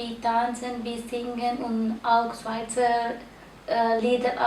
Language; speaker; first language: German; non-native, learner; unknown